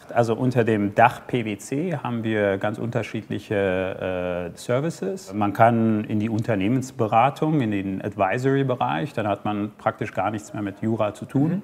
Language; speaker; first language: German; early bilingual, other home language; Armenian